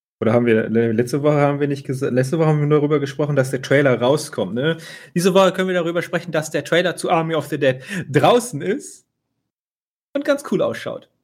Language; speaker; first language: German; native; German